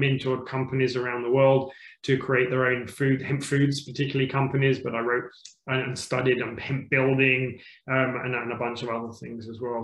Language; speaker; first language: English; native; English